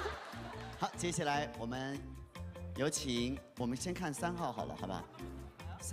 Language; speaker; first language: Chinese; native; Chinese